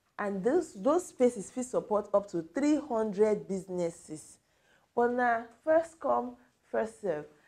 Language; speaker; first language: Nigerian Pidgin; native; Nigerian Pidgin